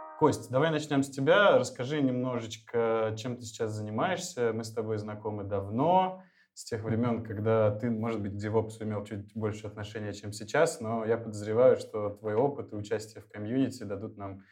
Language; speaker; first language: Russian; native; Russian